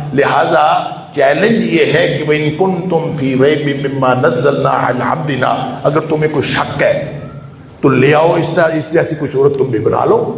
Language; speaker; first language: Urdu; non-native, local second language; Punjabi